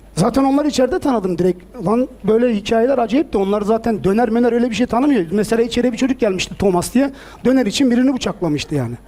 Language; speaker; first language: Turkish; early bilingual, heritage; Turkish